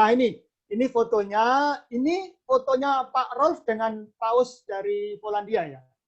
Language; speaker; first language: Indonesian; native; Indonesian